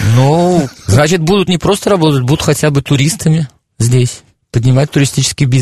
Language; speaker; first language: Russian; native; Russian